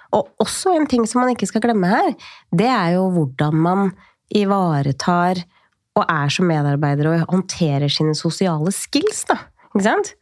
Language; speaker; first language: Norwegian; native; Norwegian